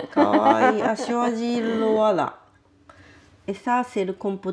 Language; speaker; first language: French; non-native, learner; Japanese